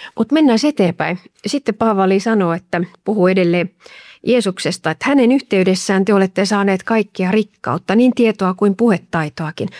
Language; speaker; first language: Finnish; native; Finnish